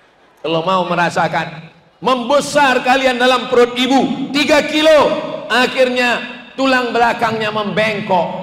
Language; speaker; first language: Indonesian; native; Indonesian